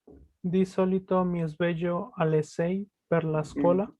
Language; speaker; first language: Italian; non-native, learner; Spanish